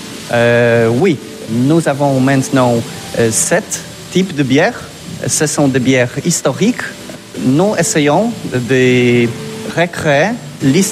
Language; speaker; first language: French; non-native, learner; Polish